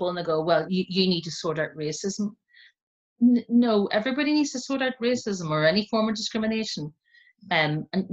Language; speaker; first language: English; native; English